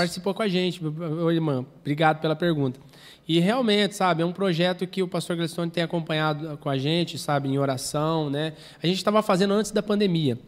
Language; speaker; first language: Portuguese; native; Portuguese